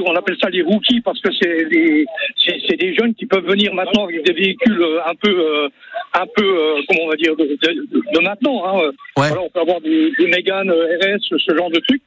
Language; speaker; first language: French; native; French